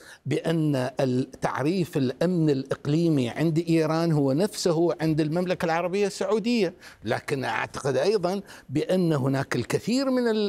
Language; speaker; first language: Arabic; non-native, fluent; Persian